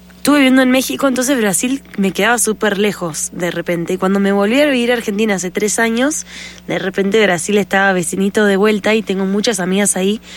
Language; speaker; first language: Spanish; native; Spanish